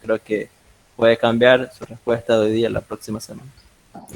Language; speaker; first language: Spanish; native; Spanish